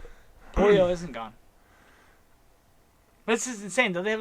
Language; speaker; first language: English; native; English